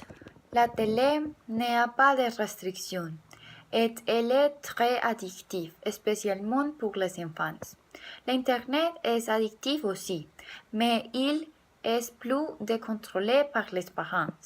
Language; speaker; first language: French; non-native, learner; Spanish